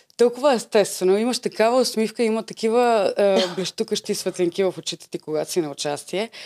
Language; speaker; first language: Bulgarian; native; Bulgarian